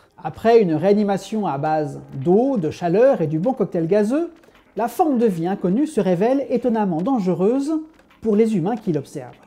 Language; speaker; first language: French; native; French